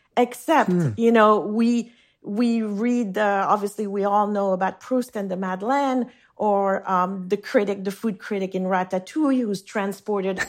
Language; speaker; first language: English; non-native, fluent; French